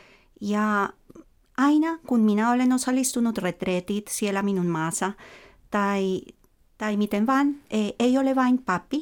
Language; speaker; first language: Finnish; non-native, fluent; Spanish